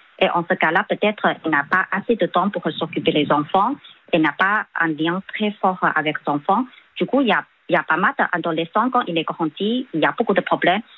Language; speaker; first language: French; non-native, fluent; Chinese